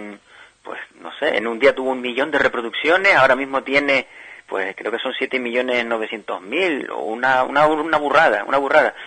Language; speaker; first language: Spanish; native; Spanish